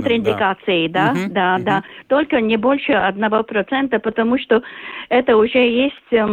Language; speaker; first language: Russian; non-native, local second language; Latvian